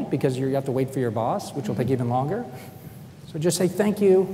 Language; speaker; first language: English; native; English